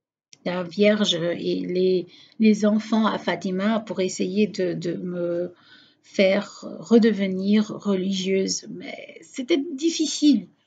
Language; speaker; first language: French; non-native, fluent; Portuguese